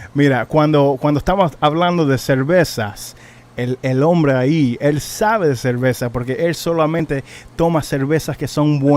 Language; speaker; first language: Spanish; early bilingual, heritage; Spanish